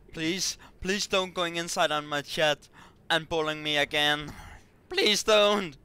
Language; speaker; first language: English; non-native, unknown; Danish